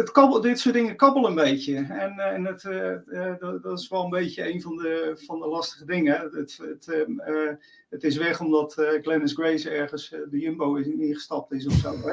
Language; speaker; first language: Dutch; native; Dutch